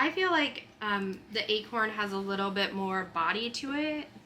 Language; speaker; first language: English; native; English